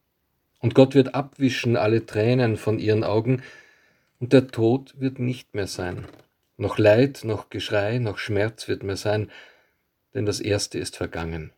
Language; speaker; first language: German; native; German